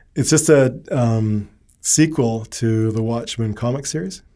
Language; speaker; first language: English; native; English